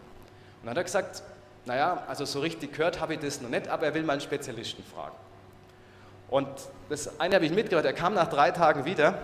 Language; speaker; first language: German; native; German